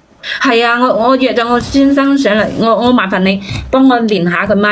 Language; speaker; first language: Cantonese; native; Cantonese